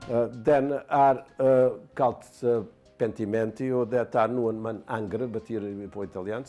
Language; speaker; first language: Norwegian; non-native, fluent; Bosnian